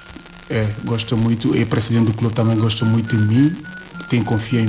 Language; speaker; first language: Portuguese; non-native, learner; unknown